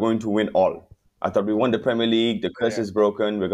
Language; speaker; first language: English; non-native, local second language; Wolof